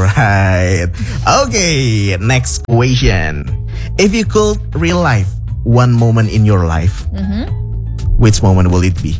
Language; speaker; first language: English; non-native, learner; Indonesian